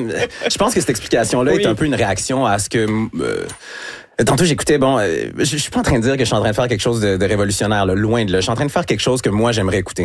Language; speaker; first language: French; native; French